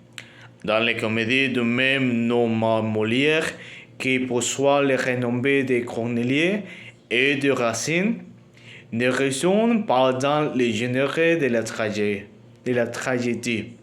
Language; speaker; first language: French; non-native, learner; Spanish